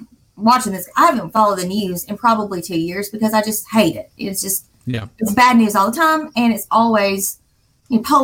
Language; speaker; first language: English; native; English